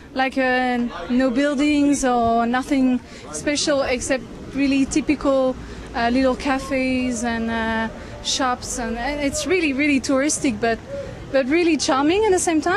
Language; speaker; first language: English; non-native, fluent; French